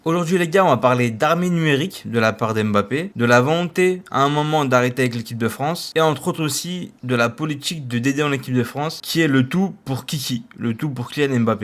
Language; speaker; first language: French; native; French